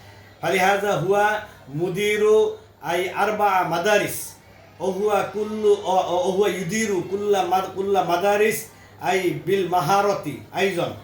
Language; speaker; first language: Arabic; non-native, learner; Bangla